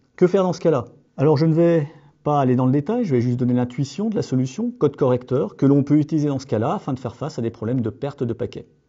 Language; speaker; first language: French; native; French